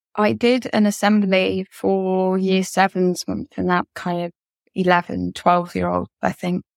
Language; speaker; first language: English; native; English